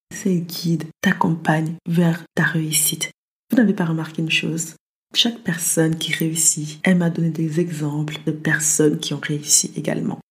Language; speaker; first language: French; early bilingual, other home language; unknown